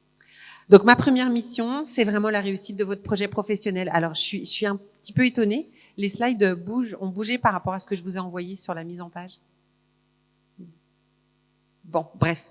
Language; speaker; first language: French; native; French